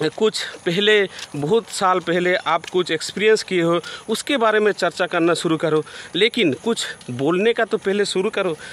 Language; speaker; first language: Hindi; non-native, local second language; Bangla